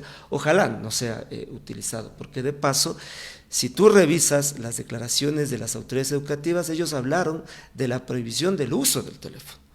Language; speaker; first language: Spanish; native; Spanish